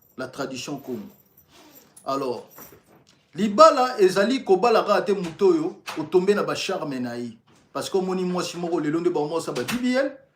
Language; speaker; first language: Lingala; non-native, local second language; Kongo